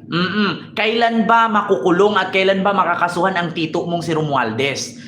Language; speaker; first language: Filipino; native; Filipino